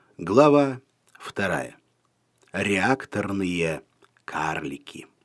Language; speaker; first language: Russian; native; Russian